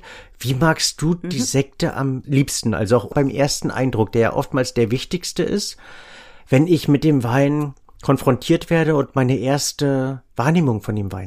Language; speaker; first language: German; native; German